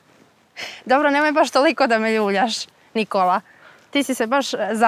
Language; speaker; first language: Serbian; native; Serbian